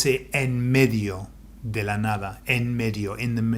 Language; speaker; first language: Spanish; non-native, fluent; English